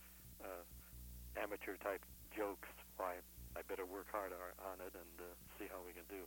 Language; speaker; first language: English; native; English